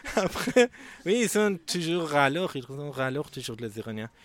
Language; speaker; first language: French; non-native, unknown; Persian